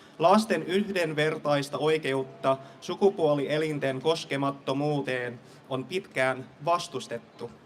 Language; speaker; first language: Finnish; non-native, fluent; English